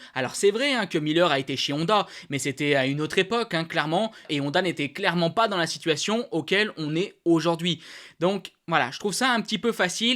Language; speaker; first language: French; native; French